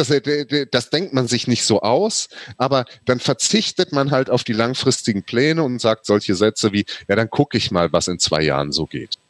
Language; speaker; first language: German; native; German